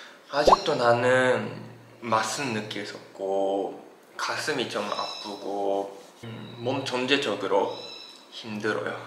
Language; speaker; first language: Korean; non-native, fluent; Japanese